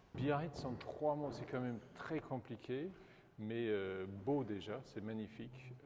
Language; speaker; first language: French; non-native, fluent; English